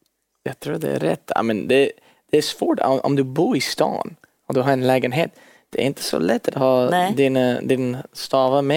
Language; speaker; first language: Swedish; early bilingual, heritage; English